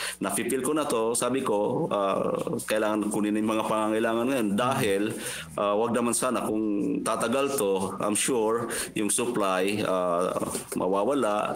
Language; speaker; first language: Filipino; non-native, local second language; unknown